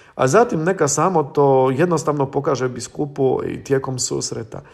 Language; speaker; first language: Croatian; non-native, fluent; Polish